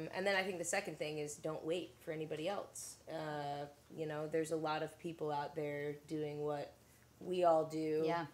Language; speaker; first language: English; native; English